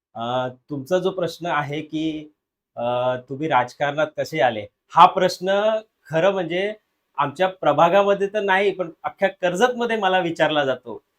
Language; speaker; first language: Marathi; non-native, local second language; Hindi